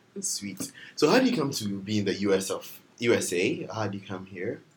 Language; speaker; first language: English; non-native, local second language; Akan